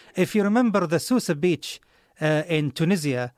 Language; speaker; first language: English; non-native, fluent; Arabic